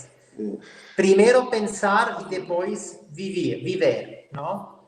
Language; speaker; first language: Portuguese; non-native, learner; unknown